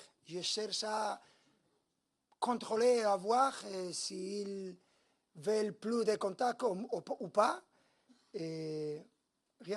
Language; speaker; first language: French; non-native, learner; Spanish